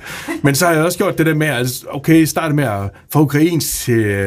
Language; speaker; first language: Danish; native; Danish